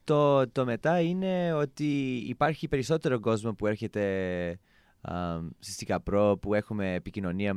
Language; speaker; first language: Greek; non-native, fluent; English